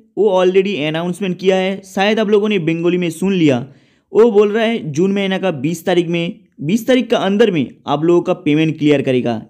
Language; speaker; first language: Hindi; non-native, local second language; Bangla